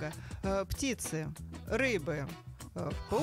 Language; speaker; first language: Russian; native; Russian